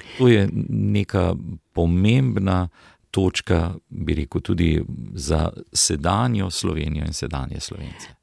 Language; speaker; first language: Slovenian; native; Slovenian